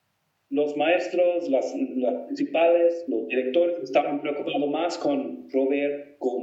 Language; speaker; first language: Spanish; non-native, fluent; English